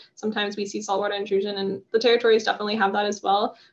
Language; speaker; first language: English; native; English